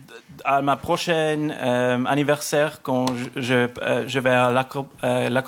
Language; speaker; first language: French; non-native, local second language; German